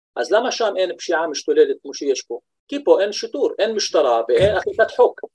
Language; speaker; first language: Hebrew; non-native, local second language; Arabic